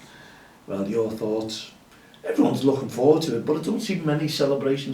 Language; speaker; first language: English; native; English